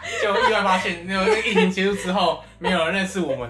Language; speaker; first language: Chinese; native; Chinese